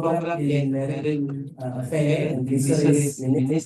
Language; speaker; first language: English; non-native, fluent; Indonesian